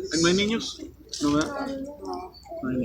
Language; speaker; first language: Spanish; native; Spanish